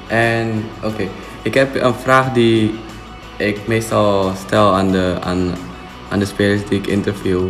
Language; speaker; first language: Dutch; non-native, fluent; Indonesian